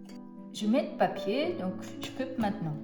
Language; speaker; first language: French; non-native, fluent; Japanese